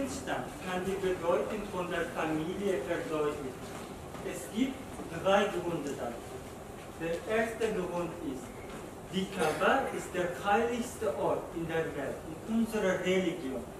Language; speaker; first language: German; non-native, learner; Uzbek